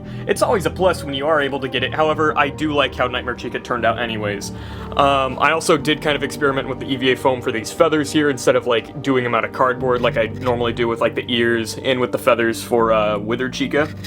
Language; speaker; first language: English; native; English